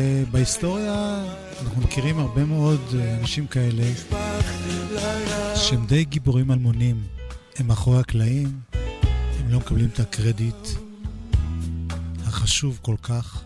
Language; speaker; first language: Hebrew; native; Hebrew